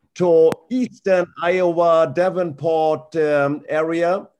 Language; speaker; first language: English; non-native, fluent; German